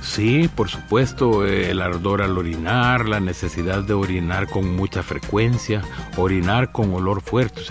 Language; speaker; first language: Spanish; native; Spanish